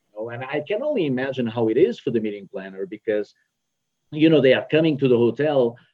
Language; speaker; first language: English; non-native, fluent; Portuguese